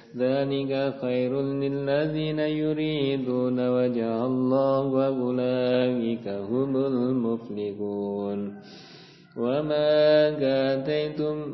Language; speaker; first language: Arabic; non-native, learner; Indonesian